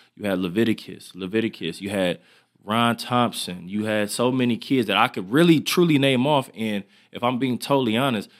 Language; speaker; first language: English; native; English